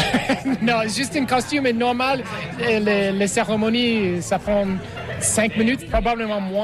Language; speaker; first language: French; non-native, learner; English